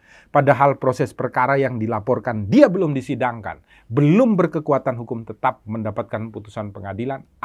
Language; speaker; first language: Indonesian; native; Indonesian